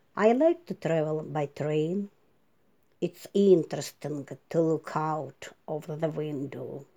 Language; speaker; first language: English; non-native, fluent; Ukrainian